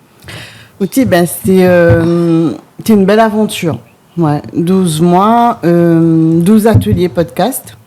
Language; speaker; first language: French; non-native, local second language; Réunion Creole French